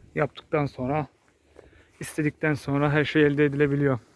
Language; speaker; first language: Turkish; native; Turkish